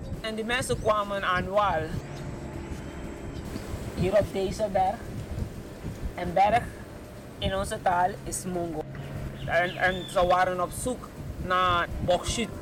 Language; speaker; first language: Dutch; non-native, local second language; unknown